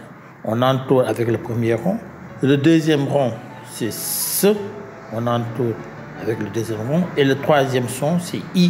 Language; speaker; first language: French; native; French